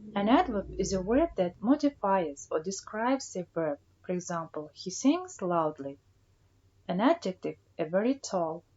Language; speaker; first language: English; non-native, fluent; Kazakh